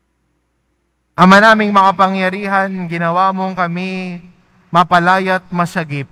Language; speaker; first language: Filipino; native; Filipino